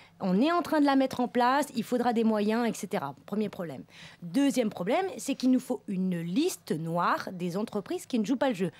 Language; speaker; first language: French; native; French